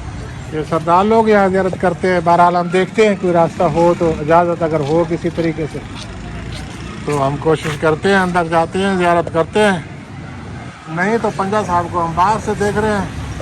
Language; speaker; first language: Hindi; non-native, local second language; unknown